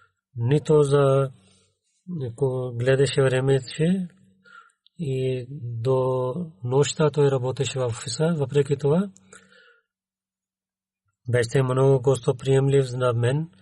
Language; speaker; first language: Bulgarian; non-native, learner; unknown